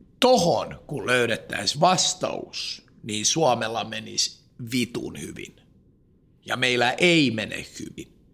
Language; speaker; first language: Finnish; non-native, local second language; Swedish